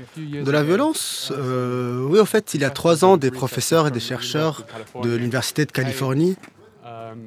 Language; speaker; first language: French; non-native, fluent; English